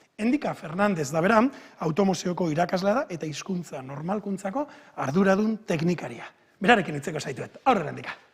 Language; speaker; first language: Basque; native; Basque